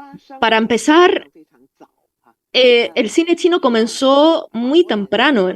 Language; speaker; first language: Spanish; non-native, fluent; Chinese